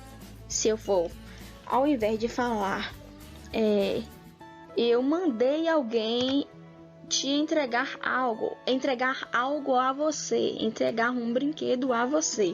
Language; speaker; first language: Portuguese; native; Portuguese